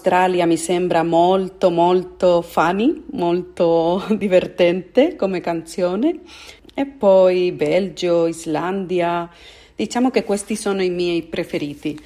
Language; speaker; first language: Italian; non-native, fluent; Spanish